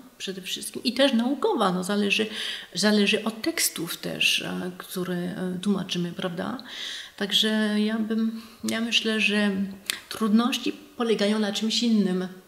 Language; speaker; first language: Polish; non-native, fluent; French